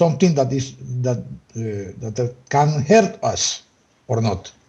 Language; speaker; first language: English; non-native, learner; Spanish